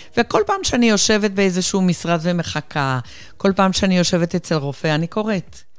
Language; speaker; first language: Hebrew; non-native, fluent; Spanish